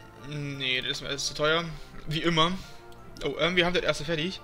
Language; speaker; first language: German; native; German